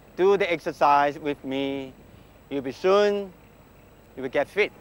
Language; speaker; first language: English; non-native, local second language; Cantonese